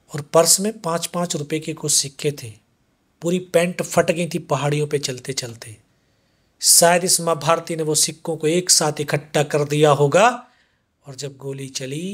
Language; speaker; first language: Hindi; native; Hindi